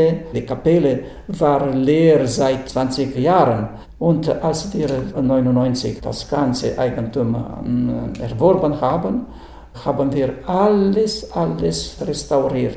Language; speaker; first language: German; non-native, fluent; Romanian